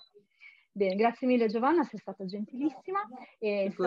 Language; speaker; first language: Italian; native; Italian